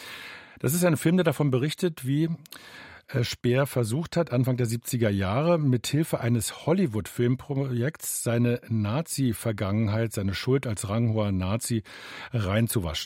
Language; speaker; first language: German; native; German